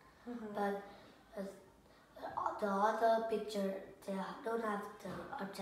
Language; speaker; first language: English; non-native, learner; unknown